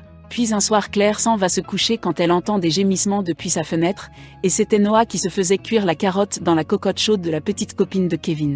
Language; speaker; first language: French; non-native, local second language; Haitian Creole